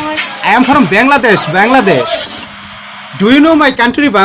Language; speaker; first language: English; non-native, learner; Bangla